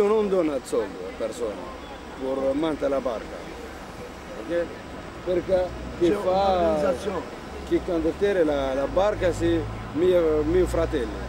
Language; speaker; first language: Italian; non-native, learner; Arabic